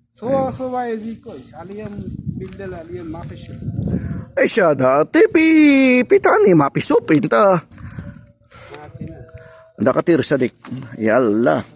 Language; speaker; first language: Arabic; non-native, learner; Filipino